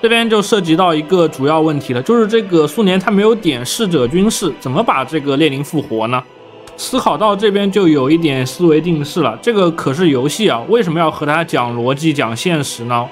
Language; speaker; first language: Chinese; native; Chinese